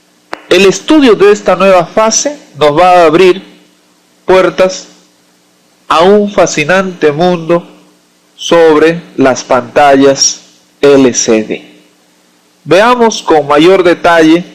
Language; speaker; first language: Spanish; native; Spanish